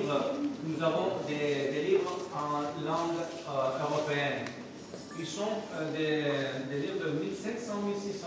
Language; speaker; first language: French; non-native, learner; Armenian